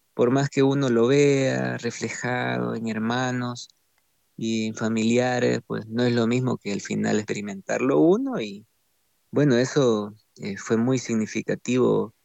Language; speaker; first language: Spanish; native; Spanish